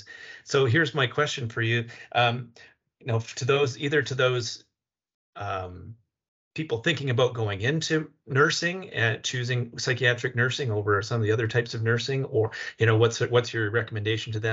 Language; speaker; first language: English; native; English